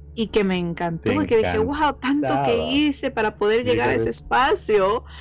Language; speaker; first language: Spanish; early bilingual, heritage; Spanish